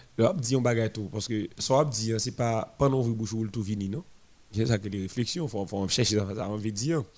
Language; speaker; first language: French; non-native, local second language; Haitian Creole